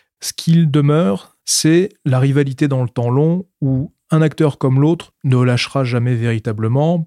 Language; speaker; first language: French; native; French